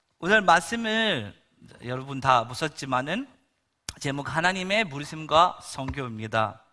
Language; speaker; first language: Korean; non-native, fluent; Bangla